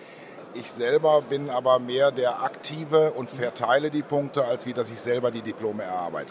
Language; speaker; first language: German; native; German